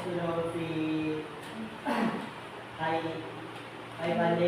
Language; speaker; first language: Arabic; non-native, learner; Indonesian